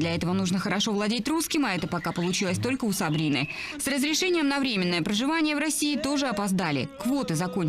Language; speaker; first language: Russian; native; Russian